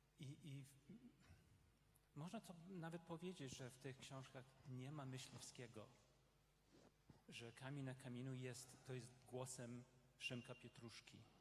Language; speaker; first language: Polish; non-native, fluent; English